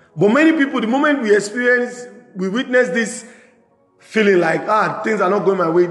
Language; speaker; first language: English; non-native, local second language; Yoruba